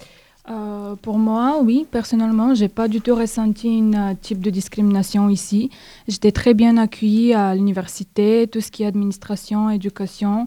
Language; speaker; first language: French; non-native, fluent; Bulgarian